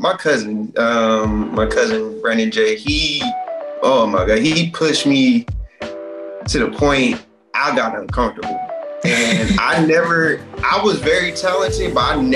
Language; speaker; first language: English; native; English